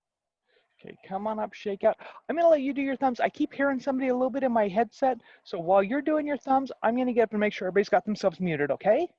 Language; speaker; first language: English; native; English